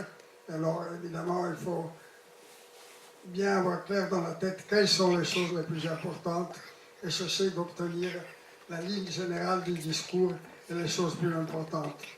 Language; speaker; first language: French; non-native, fluent; Italian